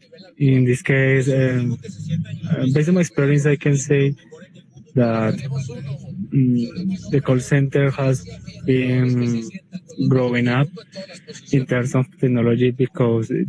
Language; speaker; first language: English; non-native, fluent; Spanish